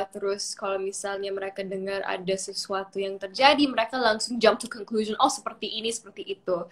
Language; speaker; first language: Indonesian; early bilingual, heritage; Indonesian